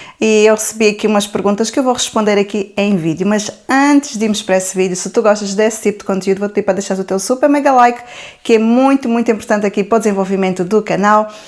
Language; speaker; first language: Portuguese; native; Portuguese